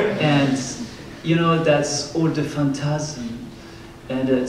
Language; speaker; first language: English; non-native, fluent; French